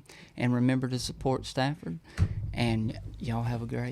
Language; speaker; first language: English; native; English